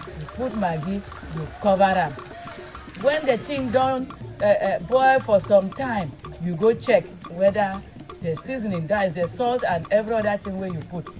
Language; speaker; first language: Nigerian Pidgin; non-native, local second language; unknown